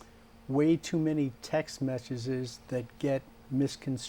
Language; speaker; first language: English; native; English